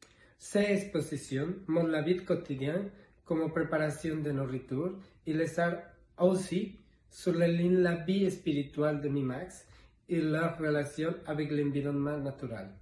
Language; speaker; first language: French; non-native, learner; Spanish